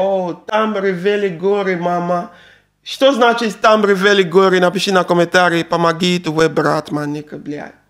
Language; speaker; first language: Russian; non-native, learner; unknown